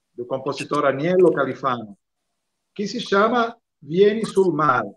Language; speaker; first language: Portuguese; non-native, fluent; Italian